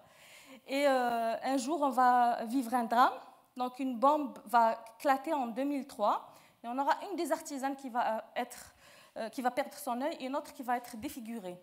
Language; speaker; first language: French; non-native, local second language; Arabic